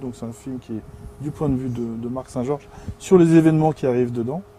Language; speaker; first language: French; native; French